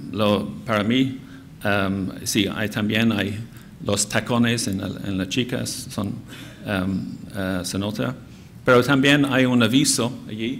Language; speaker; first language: Spanish; non-native, fluent; English